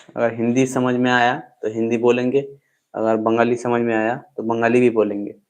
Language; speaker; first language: Hindi; non-native, local second language; Bangla